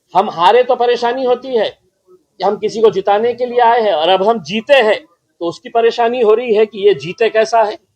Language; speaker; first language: Hindi; non-native, local second language; Marathi